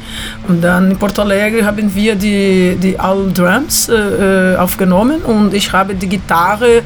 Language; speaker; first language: German; non-native, learner; Portuguese